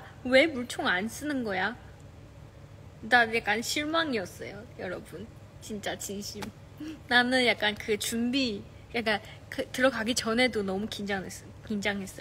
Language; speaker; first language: Korean; non-native, fluent; Chinese